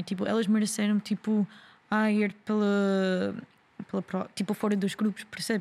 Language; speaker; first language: Portuguese; non-native, learner; English